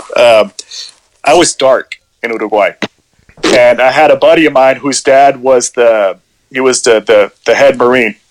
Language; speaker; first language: English; early bilingual, other home language; Spanish